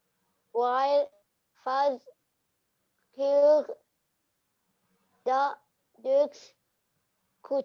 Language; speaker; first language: French; non-native, learner; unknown